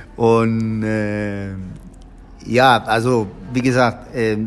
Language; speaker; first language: German; non-native, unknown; Spanish